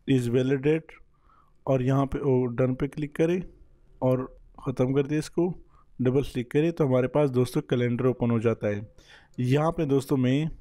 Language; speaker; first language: Urdu; non-native, local second language; Punjabi